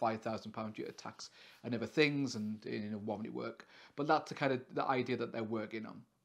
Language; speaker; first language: English; native; English